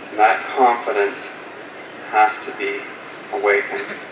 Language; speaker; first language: English; native; English